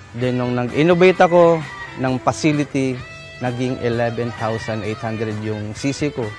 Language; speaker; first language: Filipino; non-native, local second language; Cebuano